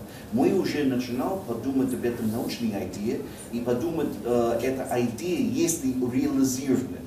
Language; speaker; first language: Russian; non-native, learner; English